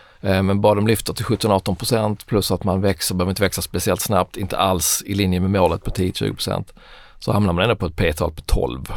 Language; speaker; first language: Swedish; native; Swedish